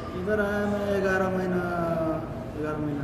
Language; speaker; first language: Hindi; non-native, learner; Nepali